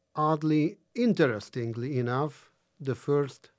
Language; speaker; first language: English; non-native, fluent; Hungarian